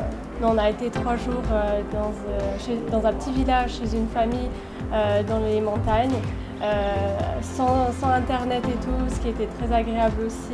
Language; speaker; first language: French; non-native, local second language; Luxembourgish